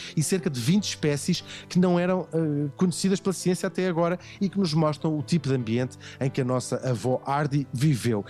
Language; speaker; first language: Portuguese; native; Portuguese